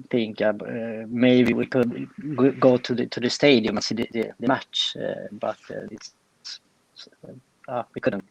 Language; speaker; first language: English; non-native, fluent; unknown